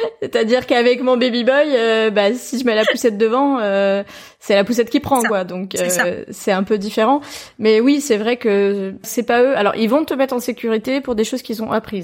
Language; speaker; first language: French; native; French